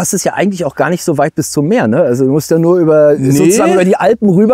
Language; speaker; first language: German; native; German